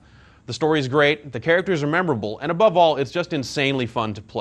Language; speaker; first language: English; native; English